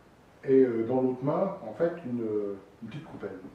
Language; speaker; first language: French; native; French